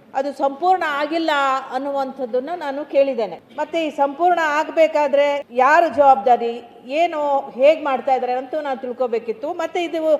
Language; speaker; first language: Kannada; native; Kannada